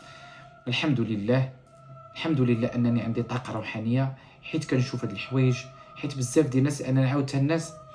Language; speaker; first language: Arabic; native; Arabic